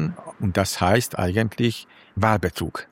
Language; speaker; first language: German; non-native, fluent; Hungarian